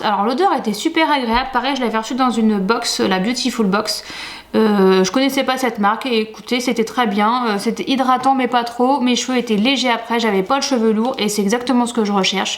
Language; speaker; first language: French; native; French